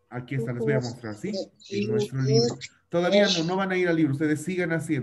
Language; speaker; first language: Spanish; native; Spanish